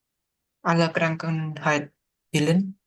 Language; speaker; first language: German; non-native, learner; Indonesian